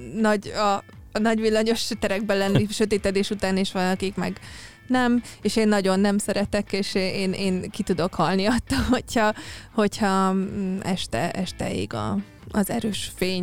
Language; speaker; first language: Hungarian; native; Hungarian